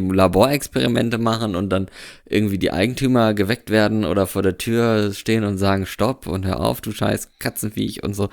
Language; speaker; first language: German; native; German